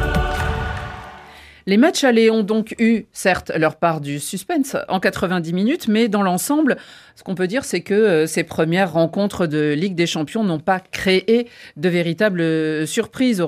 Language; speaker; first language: French; native; French